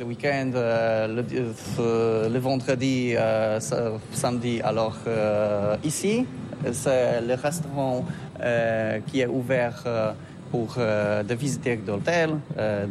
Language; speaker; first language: French; non-native, learner; Polish